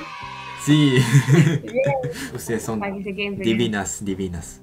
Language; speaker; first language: Spanish; non-native, fluent; Japanese